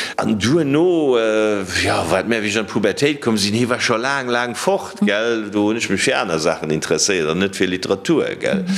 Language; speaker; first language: Luxembourgish; native; Luxembourgish